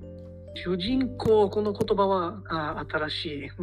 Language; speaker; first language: Japanese; non-native, learner; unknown